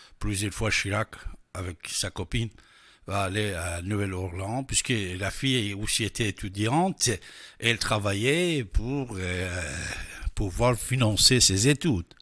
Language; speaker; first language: French; non-native, fluent; Persian